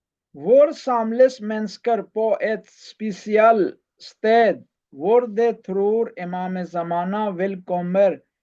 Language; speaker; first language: Norwegian; non-native, learner; Urdu